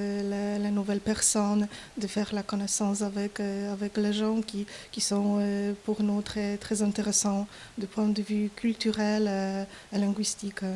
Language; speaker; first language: French; non-native, fluent; Polish